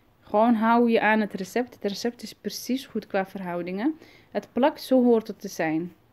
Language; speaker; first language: Dutch; early bilingual, other home language; Arabic